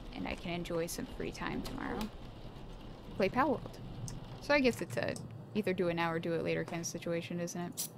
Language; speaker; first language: English; native; English